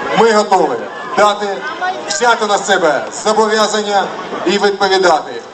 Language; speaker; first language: Ukrainian; non-native, local second language; Russian